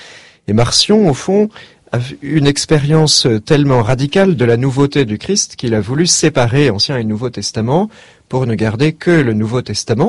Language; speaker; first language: French; native; French